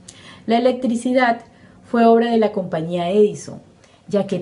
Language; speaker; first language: Spanish; native; Spanish